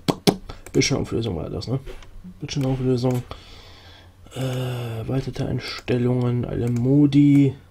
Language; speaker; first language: German; native; German